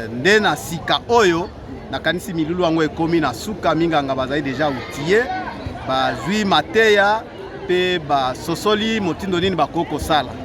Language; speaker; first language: Lingala; native; Lingala